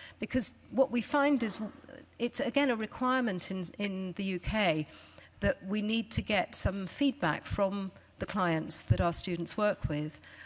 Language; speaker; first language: English; native; English